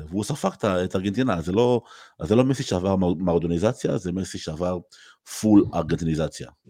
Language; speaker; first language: Hebrew; native; Hebrew